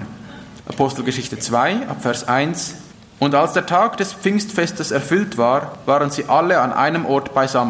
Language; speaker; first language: German; native; German